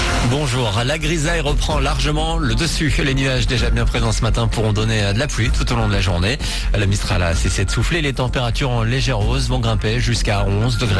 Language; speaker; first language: French; native; French